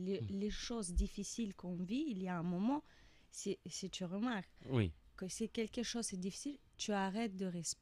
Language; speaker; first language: French; non-native, learner; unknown